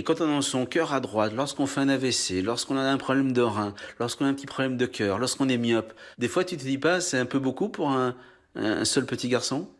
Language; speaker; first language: French; native; French